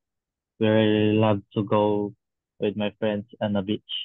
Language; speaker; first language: English; non-native, learner; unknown